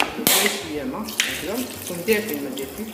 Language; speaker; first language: Arabic; native; Arabic